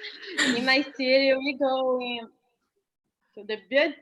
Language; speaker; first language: English; non-native, learner; Portuguese